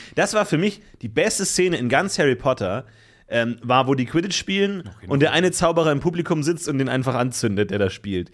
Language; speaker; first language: German; native; German